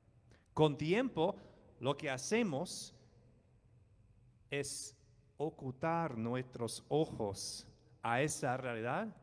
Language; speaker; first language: Spanish; non-native, fluent; English